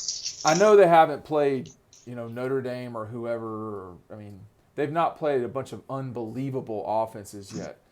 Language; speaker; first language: English; native; English